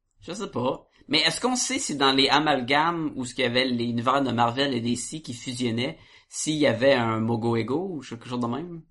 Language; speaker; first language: French; native; French